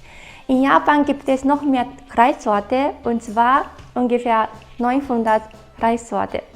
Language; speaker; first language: German; non-native, fluent; Japanese